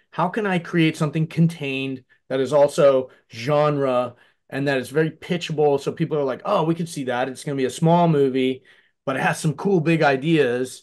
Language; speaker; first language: English; native; English